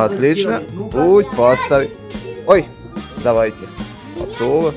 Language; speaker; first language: Russian; non-native, learner; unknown